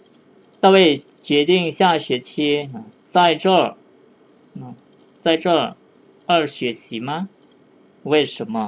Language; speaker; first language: Chinese; non-native, fluent; Lao